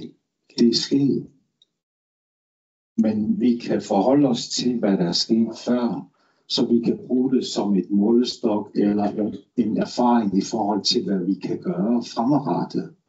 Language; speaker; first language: Danish; non-native, local second language; Kalaallisut